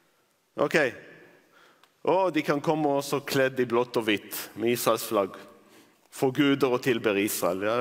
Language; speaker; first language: Norwegian; non-native, fluent; Arabic